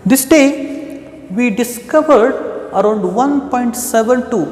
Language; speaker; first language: English; non-native, local second language; Kannada